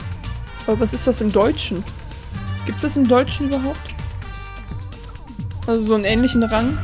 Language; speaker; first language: German; native; German